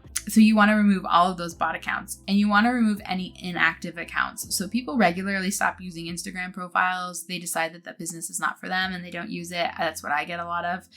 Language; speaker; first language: English; native; English